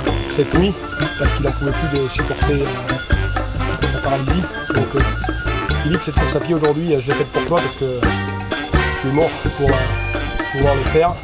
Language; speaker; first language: French; native; French